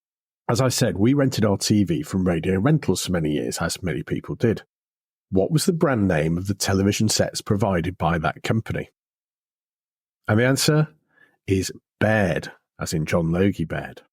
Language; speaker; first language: English; native; English